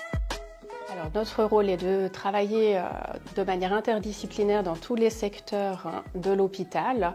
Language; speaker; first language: French; native; French